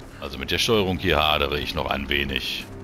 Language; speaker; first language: German; native; German